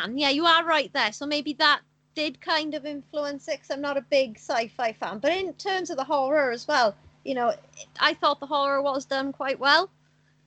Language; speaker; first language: English; native; English